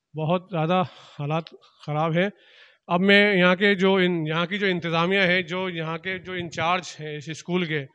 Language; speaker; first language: Urdu; non-native, local second language; Sindhi